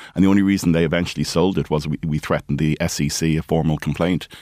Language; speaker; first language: English; native; English